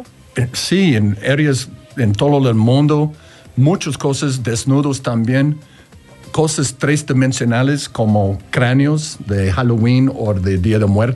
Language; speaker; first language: Spanish; non-native, learner; English